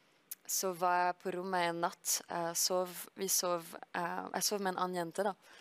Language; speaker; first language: Norwegian; early bilingual, heritage; French